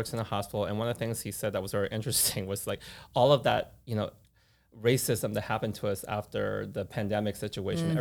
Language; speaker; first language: English; native; English